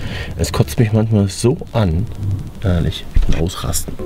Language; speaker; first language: German; native; German